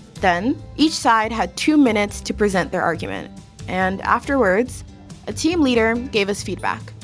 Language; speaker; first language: English; native; English